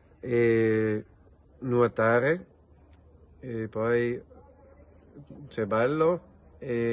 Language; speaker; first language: Italian; non-native, local second language; German